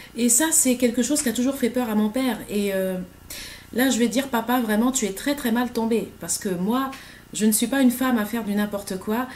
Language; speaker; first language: French; native; French